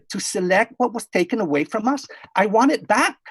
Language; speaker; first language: English; non-native, fluent; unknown